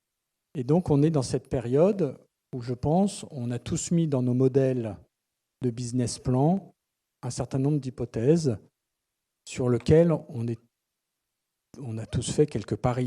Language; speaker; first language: French; native; French